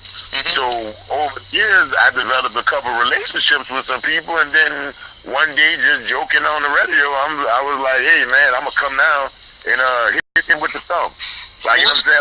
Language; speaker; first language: English; native; English